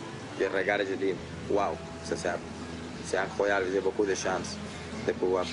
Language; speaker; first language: French; non-native, fluent; Spanish